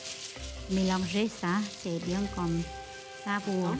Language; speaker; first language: French; non-native, learner; Vietnamese